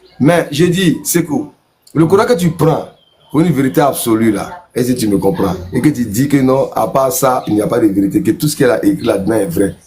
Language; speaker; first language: French; non-native, local second language; Mossi